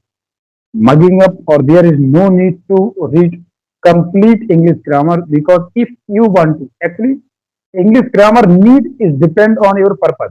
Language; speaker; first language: English; non-native, learner; Hindi